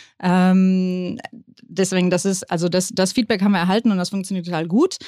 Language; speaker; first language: German; early bilingual, other home language; Spanish